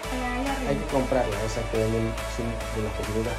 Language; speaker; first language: Spanish; native; Spanish